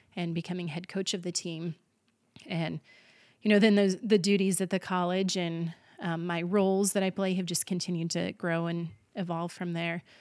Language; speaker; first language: English; native; English